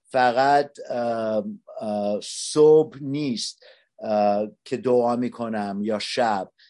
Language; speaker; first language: Persian; early bilingual, heritage; Persian